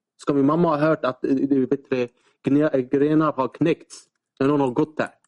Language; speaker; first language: Swedish; early bilingual, other home language; Arabic